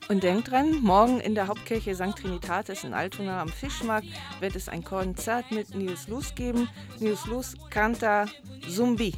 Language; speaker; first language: German; native; German